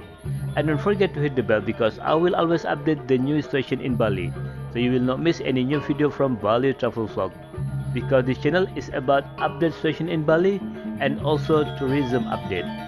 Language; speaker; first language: English; non-native, fluent; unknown